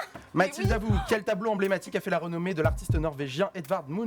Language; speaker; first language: French; native; French